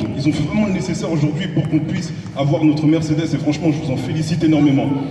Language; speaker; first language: French; native; French